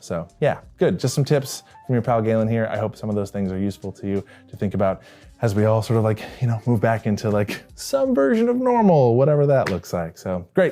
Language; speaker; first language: English; native; English